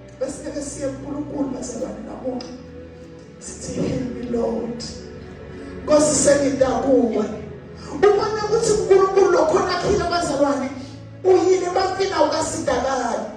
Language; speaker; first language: Zulu; non-native, local second language; Swati